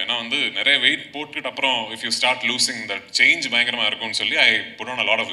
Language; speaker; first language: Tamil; non-native, fluent; Malayalam